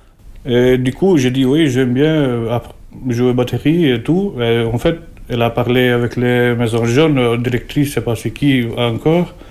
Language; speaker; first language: French; non-native, learner; Albanian